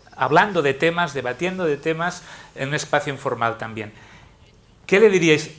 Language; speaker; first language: Spanish; non-native, local second language; Catalan